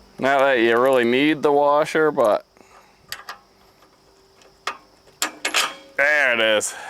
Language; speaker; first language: English; native; English